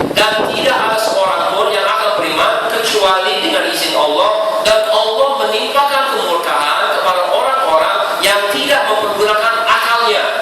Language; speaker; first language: Indonesian; non-native, fluent; English